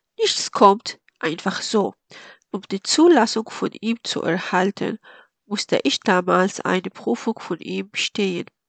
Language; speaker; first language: German; non-native, fluent; Arabic